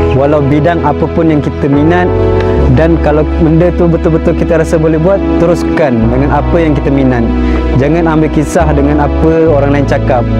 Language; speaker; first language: Malay; non-native, local second language; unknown